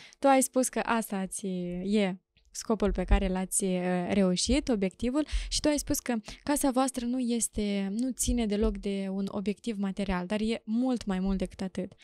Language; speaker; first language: Romanian; native; Romanian